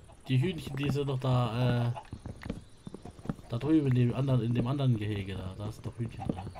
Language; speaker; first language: German; native; German